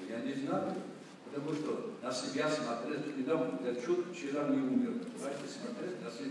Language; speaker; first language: Russian; non-native, fluent; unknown